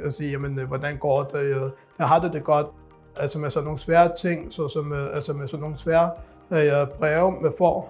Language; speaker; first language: Danish; non-native, local second language; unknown